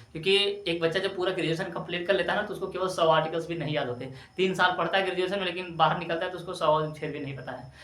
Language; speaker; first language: Hindi; native; Hindi